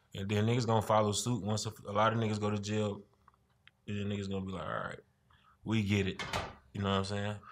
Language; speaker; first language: English; native; English